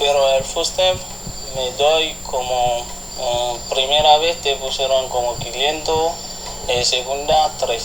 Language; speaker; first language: Spanish; non-native, learner; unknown